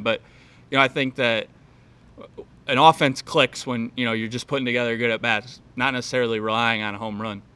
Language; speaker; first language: English; native; English